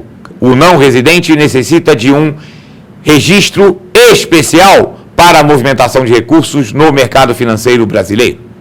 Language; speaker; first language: Portuguese; native; Portuguese